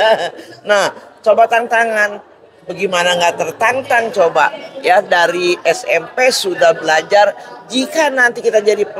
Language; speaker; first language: Indonesian; native; Indonesian